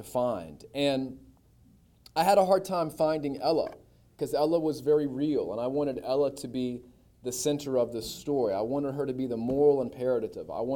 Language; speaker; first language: English; native; English